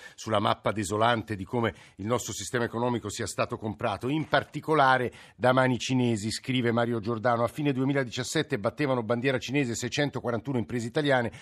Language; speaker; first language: Italian; native; Italian